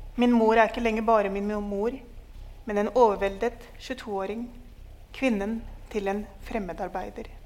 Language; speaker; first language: Norwegian; early bilingual, other home language; Urdu